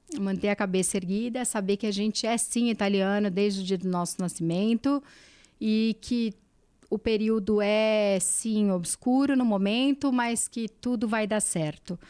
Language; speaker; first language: Portuguese; native; Portuguese